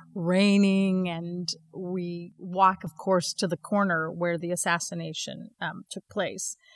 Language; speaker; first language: English; native; English